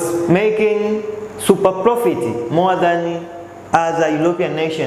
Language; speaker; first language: English; non-native, local second language; Swahili